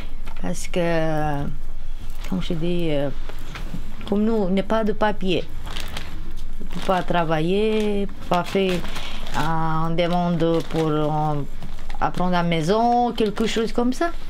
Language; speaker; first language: French; non-native, learner; Romanian